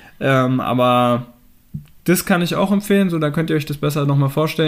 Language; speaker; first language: German; native; German